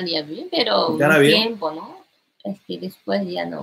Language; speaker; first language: Spanish; non-native, learner; Japanese